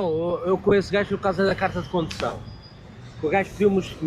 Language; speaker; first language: Portuguese; native; Portuguese